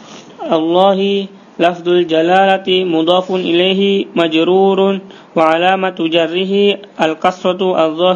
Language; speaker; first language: Arabic; non-native, learner; Indonesian